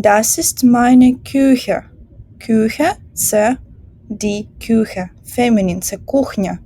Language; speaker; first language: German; non-native, fluent; Ukrainian